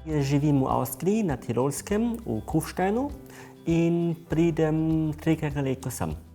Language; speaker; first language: Slovenian; early bilingual, heritage; German